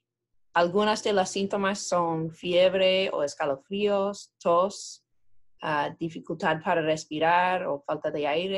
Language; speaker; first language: Spanish; non-native, fluent; English